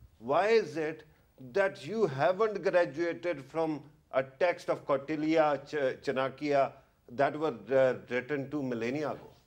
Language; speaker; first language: English; non-native, local second language; Urdu